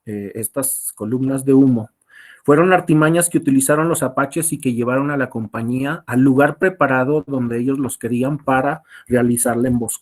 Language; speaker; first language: Spanish; native; Spanish